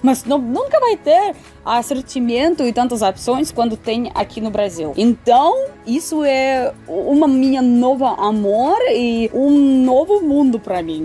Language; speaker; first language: Portuguese; non-native, fluent; Russian